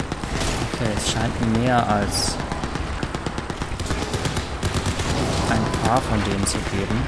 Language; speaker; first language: German; native; German